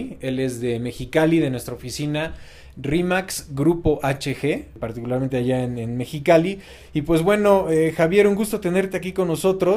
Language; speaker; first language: Spanish; native; Spanish